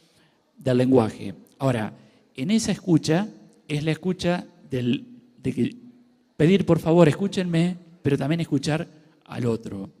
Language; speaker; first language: Spanish; native; Spanish